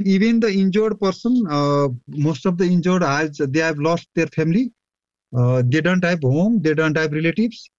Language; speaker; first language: English; non-native, local second language; Nepali